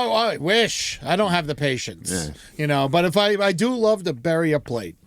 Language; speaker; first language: English; native; English